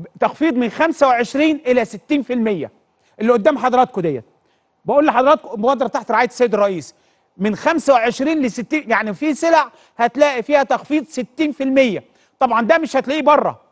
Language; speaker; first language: Arabic; native; Arabic